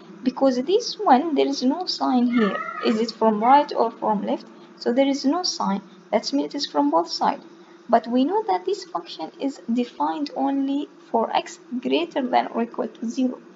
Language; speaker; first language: English; non-native, fluent; Arabic